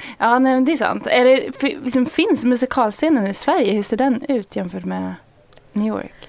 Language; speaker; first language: Swedish; native; Swedish